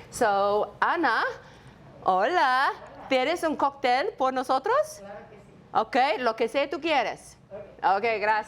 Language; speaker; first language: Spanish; non-native, learner; English